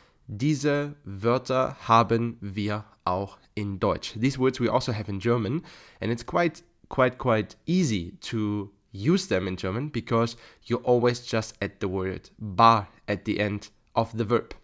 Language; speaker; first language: English; non-native, fluent; German